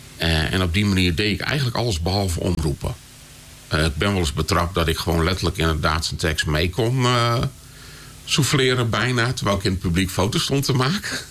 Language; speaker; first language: Dutch; native; Dutch